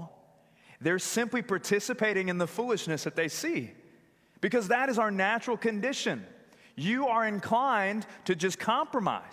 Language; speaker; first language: English; native; English